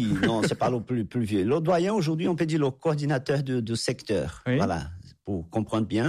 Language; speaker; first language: French; non-native, fluent; Portuguese